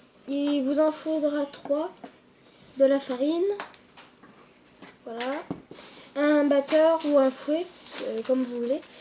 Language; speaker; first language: French; native; French